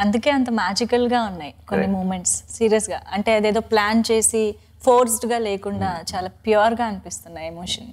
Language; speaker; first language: Telugu; native; Telugu